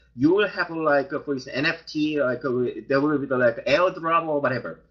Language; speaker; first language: English; non-native, fluent; Korean